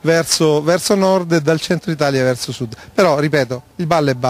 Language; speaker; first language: Italian; native; Italian